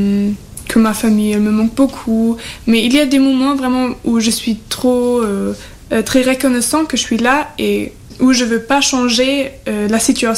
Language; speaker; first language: French; non-native, fluent; German